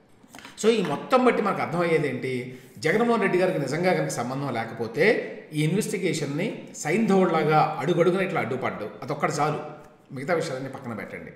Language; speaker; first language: Telugu; native; Telugu